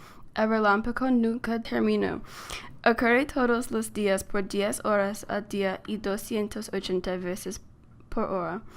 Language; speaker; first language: Spanish; non-native, learner; English